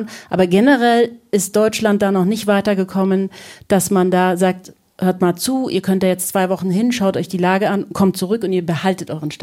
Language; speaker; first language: German; native; German